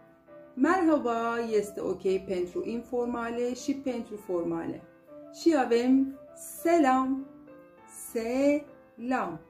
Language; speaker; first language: Romanian; non-native, fluent; Turkish